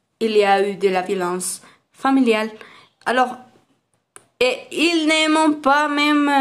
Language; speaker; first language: French; non-native, learner; Spanish